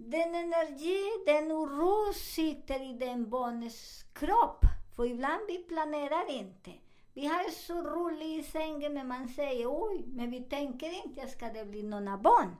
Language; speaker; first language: Swedish; non-native, learner; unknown